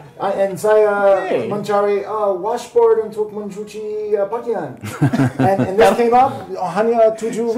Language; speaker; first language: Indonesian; non-native, learner; English